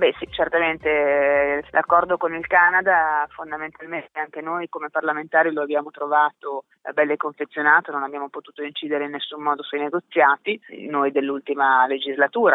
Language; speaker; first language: Italian; native; Italian